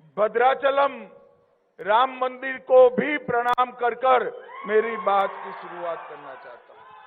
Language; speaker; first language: Hindi; non-native, local second language; Gujarati